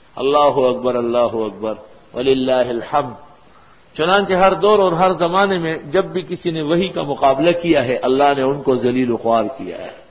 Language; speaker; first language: Urdu; non-native, local second language; Pashto